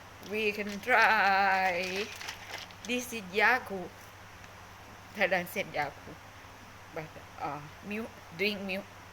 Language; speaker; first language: English; non-native, learner; Thai